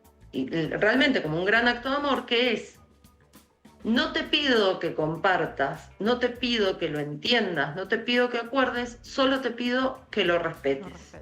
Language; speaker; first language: Spanish; native; Spanish